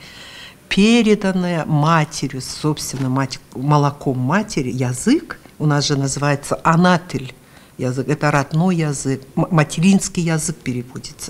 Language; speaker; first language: Russian; non-native, local second language; Karachay-Balkar